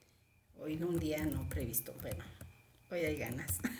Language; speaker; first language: Spanish; native; Spanish